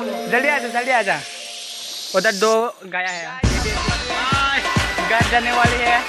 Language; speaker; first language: Hindi; non-native, local second language; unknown